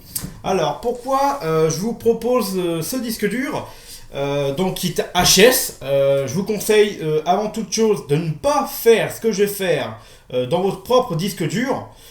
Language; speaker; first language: French; native; French